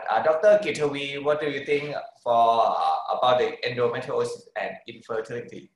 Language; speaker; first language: English; non-native, learner; Thai